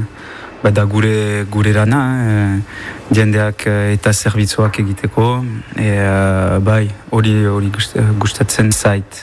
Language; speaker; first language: Basque; non-native, local second language; French